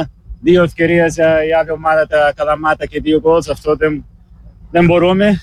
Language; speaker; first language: Greek; non-native, learner; Portuguese